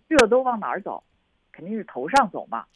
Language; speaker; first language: Chinese; native; Chinese